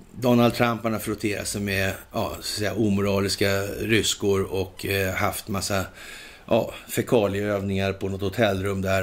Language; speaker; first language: Swedish; native; Swedish